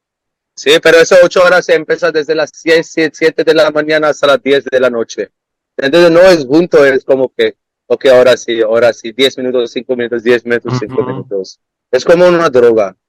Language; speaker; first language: Spanish; non-native, learner; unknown